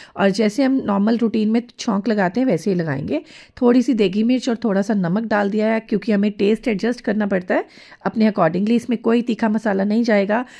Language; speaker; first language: Hindi; non-native, local second language; Punjabi